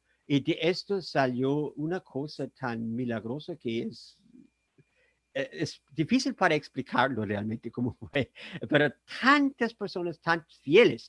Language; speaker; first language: Spanish; non-native, fluent; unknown